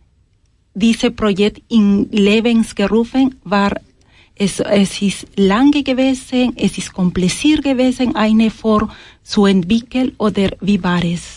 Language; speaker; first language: German; non-native, fluent; Spanish